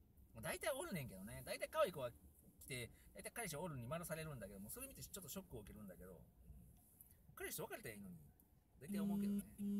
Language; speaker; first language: Japanese; native; Japanese